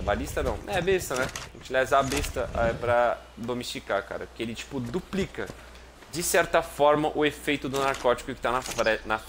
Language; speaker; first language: Portuguese; native; Portuguese